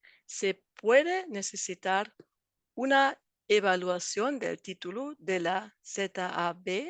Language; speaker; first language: Spanish; non-native, fluent; German